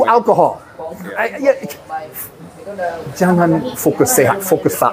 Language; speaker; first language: Indonesian; non-native, fluent; English